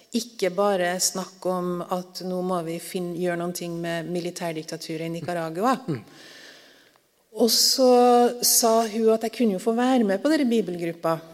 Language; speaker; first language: Norwegian; native; Norwegian